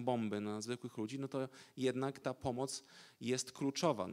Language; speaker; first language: Polish; native; Polish